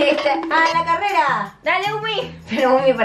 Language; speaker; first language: Spanish; native; Spanish